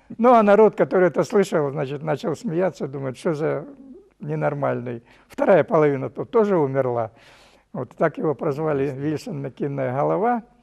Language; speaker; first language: Russian; native; Russian